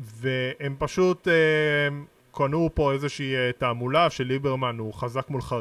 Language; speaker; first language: Hebrew; native; Hebrew